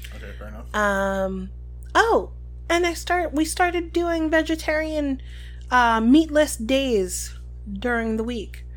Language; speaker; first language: English; early bilingual, other home language; Spanish